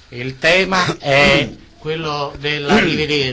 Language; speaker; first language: Italian; native; Italian